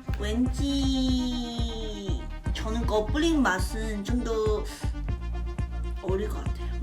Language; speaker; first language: Korean; non-native, learner; Chinese